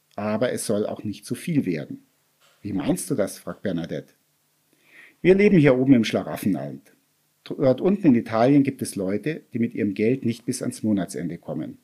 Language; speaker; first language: German; native; German